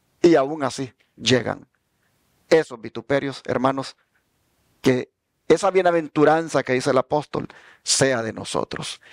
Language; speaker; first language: Spanish; native; Spanish